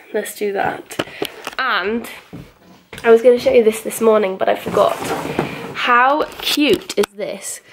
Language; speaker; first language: English; native; English